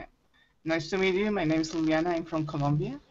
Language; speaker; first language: English; non-native, learner; Spanish